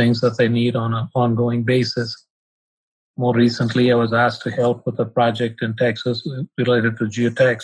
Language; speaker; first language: English; non-native, local second language; Tamil